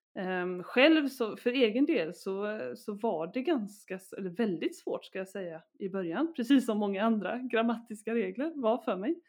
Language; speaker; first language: Swedish; native; Swedish